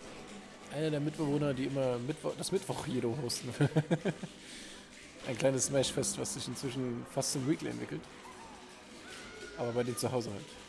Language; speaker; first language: German; native; German